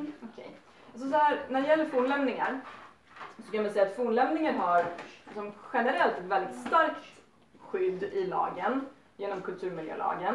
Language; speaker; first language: Swedish; native; Swedish